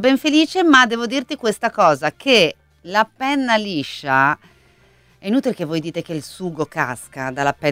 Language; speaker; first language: Italian; native; Italian